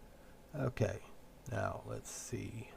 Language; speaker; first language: English; native; English